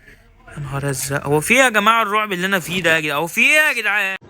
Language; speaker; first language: Arabic; native; Arabic